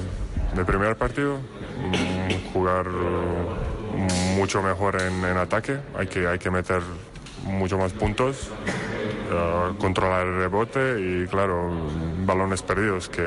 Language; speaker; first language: Spanish; non-native, fluent; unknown